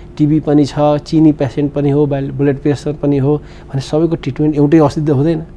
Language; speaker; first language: Nepali; non-native, local second language; Bhojpuri